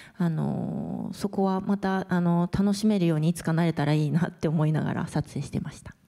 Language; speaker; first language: Japanese; native; Japanese